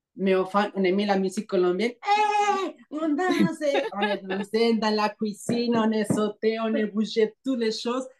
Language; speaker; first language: French; non-native, learner; Spanish